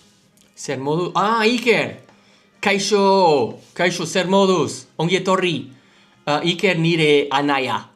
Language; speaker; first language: Basque; non-native, learner; English